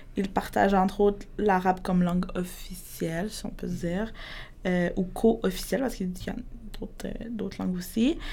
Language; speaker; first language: French; early bilingual, other home language; Spanish